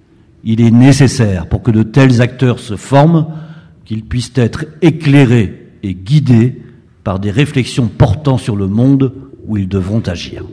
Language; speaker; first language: French; native; French